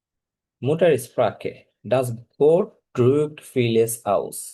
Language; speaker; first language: German; non-native, fluent; Bangla